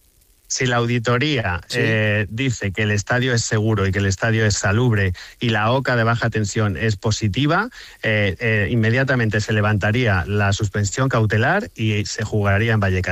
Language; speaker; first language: Spanish; native; Spanish